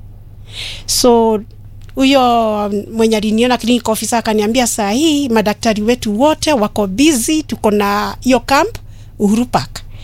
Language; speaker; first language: Swahili; non-native, local second language; Kikuyu